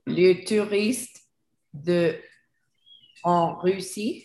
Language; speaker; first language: French; non-native, learner; Spanish